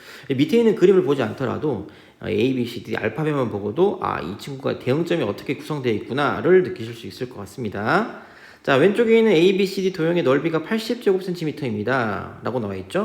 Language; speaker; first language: Korean; native; Korean